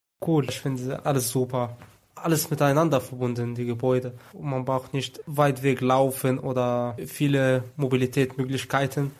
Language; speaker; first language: German; non-native, fluent; Arabic